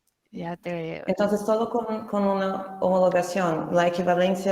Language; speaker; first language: Spanish; non-native, fluent; Portuguese